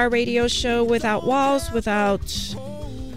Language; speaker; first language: English; native; English